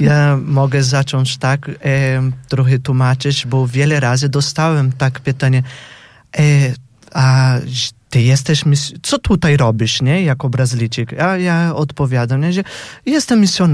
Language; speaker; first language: Polish; non-native, fluent; Portuguese